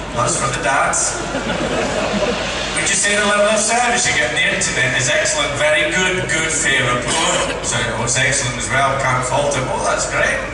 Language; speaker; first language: English; native; English